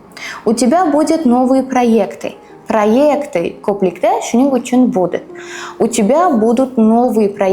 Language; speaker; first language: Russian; non-native, fluent; Uzbek